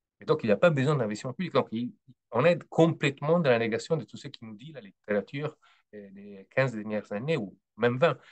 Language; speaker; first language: French; non-native, fluent; Italian